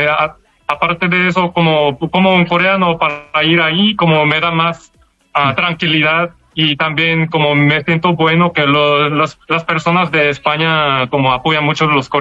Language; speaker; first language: Spanish; non-native, learner; Korean